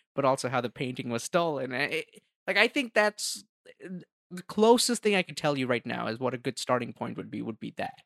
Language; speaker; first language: English; non-native, local second language; Hindi